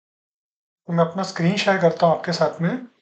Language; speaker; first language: Hindi; native; Hindi